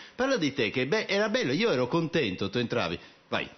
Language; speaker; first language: Italian; native; Italian